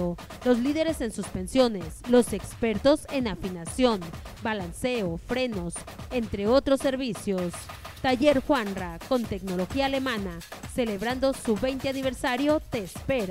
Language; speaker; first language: Spanish; native; Spanish